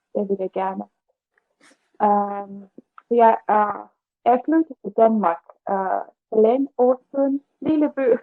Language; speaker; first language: Danish; non-native, learner; Russian